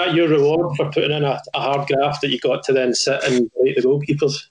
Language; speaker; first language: English; native; English